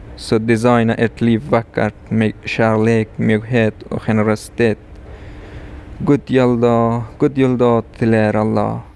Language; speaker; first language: Swedish; non-native, learner; Persian